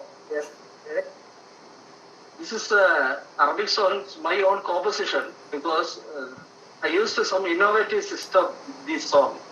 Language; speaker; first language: English; non-native, local second language; Malayalam